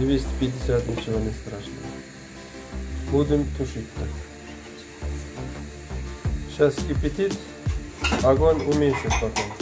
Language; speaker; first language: Russian; non-native, local second language; Uzbek